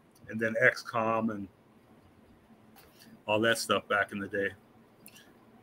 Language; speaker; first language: English; native; English